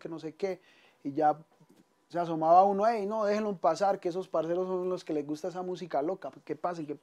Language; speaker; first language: Spanish; native; Spanish